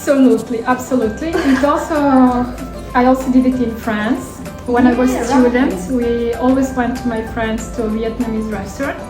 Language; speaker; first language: English; non-native, fluent; Serbian